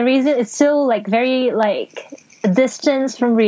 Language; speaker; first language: English; non-native, local second language; Cantonese